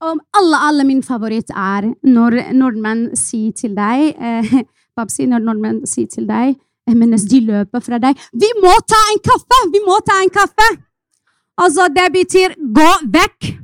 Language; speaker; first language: Norwegian; non-native, fluent; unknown